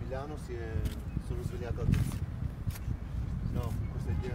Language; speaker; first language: Italian; non-native, fluent; Albanian